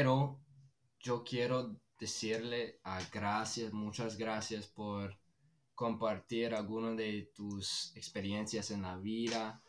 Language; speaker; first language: Spanish; non-native, fluent; English